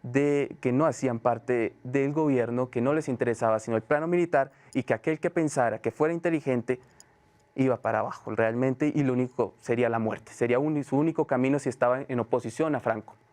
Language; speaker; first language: Spanish; native; Spanish